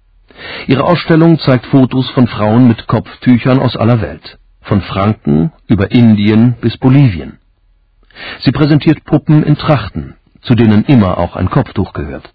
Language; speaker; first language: German; native; German